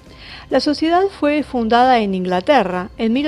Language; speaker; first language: Spanish; native; Spanish